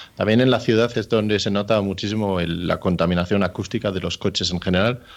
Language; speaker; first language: Spanish; non-native, fluent; Danish